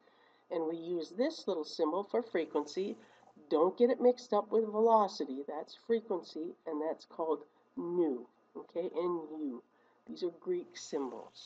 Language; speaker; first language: English; native; English